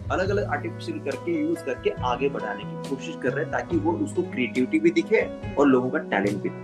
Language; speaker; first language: Hindi; non-native, local second language; Marathi